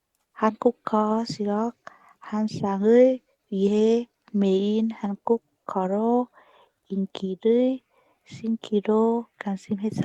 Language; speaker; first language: Korean; non-native, learner; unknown